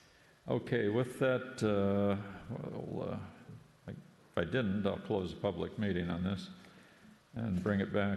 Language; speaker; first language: English; native; English